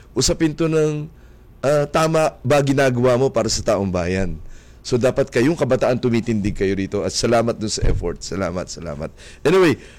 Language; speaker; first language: Filipino; native; Filipino